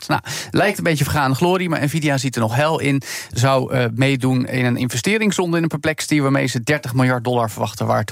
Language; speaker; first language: Dutch; native; Dutch